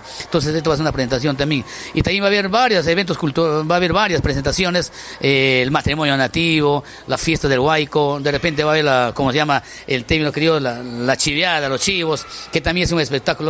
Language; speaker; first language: Spanish; native; Spanish